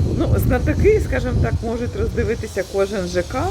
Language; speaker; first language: Ukrainian; native; Ukrainian